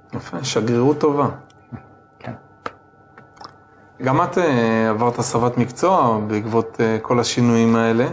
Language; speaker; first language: Hebrew; native; Hebrew